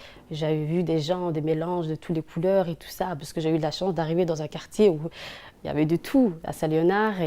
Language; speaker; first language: French; early bilingual, other home language; Somali